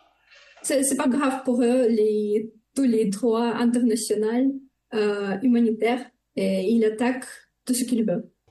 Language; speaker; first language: French; non-native, fluent; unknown